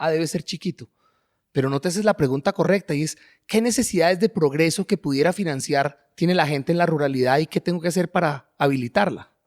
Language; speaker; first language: Spanish; native; Spanish